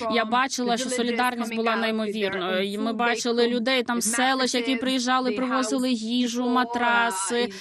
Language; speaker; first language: Ukrainian; non-native, fluent; Hungarian